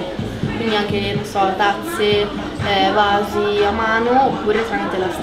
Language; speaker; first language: Italian; native; Italian